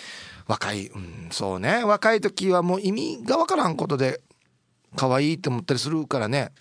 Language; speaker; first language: Japanese; native; Japanese